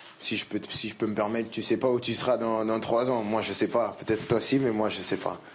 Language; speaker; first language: French; native; French